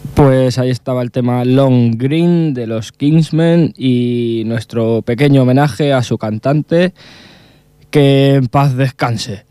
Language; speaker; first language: Spanish; native; Spanish